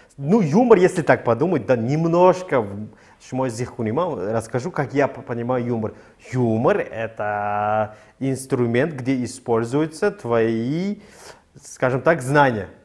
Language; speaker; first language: Russian; non-native, local second language; Tajik